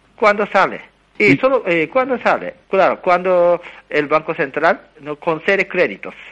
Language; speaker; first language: Spanish; non-native, fluent; Japanese